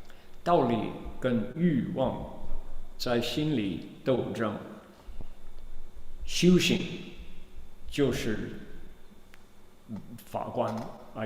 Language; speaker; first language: Chinese; non-native, fluent; English